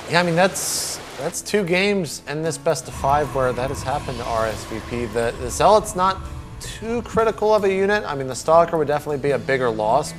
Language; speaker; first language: English; native; English